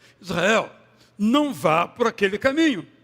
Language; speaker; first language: Portuguese; native; Portuguese